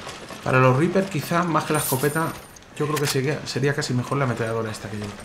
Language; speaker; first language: Spanish; native; Spanish